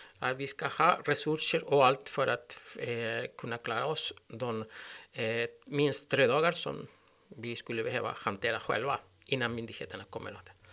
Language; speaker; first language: Swedish; non-native, learner; Spanish